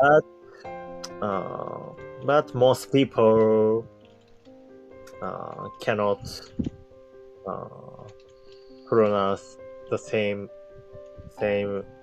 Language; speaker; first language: English; non-native, learner; Japanese